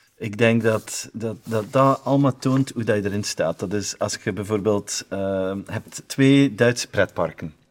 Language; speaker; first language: Dutch; native; Dutch